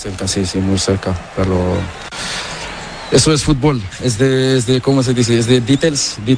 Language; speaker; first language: Spanish; non-native, learner; Portuguese